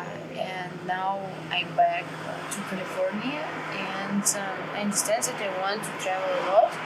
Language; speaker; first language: English; non-native, learner; Russian